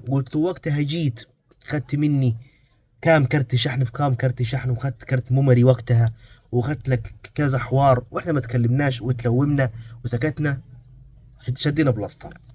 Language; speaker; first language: Arabic; native; Arabic